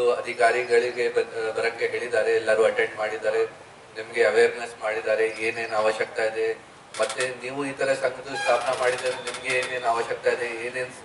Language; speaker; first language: Kannada; non-native, learner; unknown